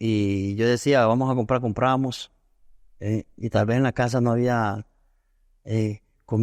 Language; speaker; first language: Spanish; native; Spanish